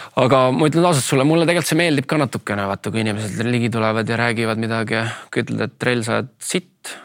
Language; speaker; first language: Estonian; native; Estonian